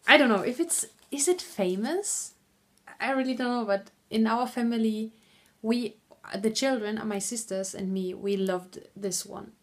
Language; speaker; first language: English; non-native, fluent; German